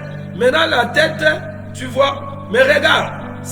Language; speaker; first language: French; non-native, local second language; Lingala